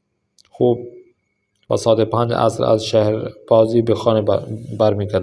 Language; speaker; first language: Persian; non-native, fluent; Urdu